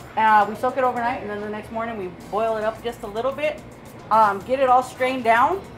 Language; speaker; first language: English; native; English